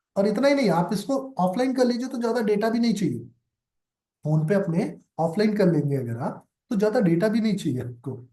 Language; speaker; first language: Hindi; native; Hindi